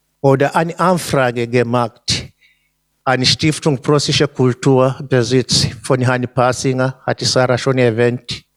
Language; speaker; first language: German; non-native, fluent; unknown